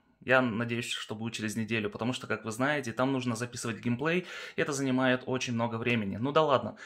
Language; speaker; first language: Russian; early bilingual, heritage; Russian